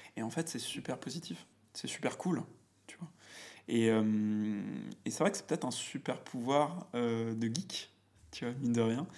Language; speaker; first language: French; native; French